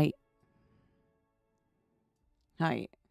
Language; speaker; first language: Japanese; non-native, learner; English